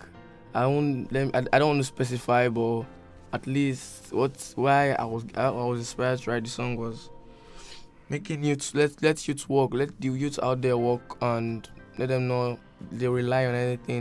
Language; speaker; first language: English; non-native, local second language; Igbo